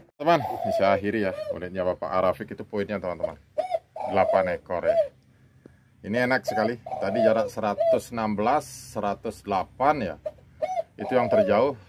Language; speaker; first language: Indonesian; non-native, local second language; Balinese